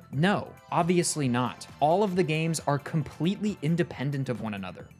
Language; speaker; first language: English; native; English